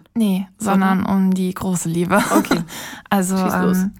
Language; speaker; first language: German; native; German